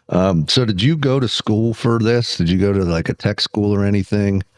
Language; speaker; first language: English; native; English